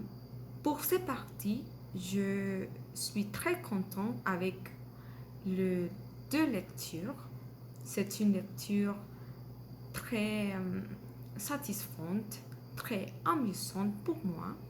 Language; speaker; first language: French; non-native, learner; Spanish